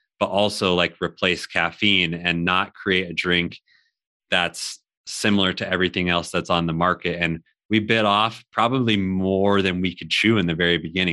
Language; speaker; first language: English; native; English